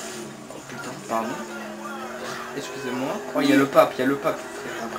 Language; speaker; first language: French; native; French